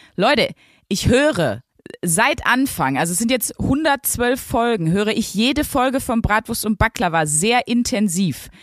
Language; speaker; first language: German; native; German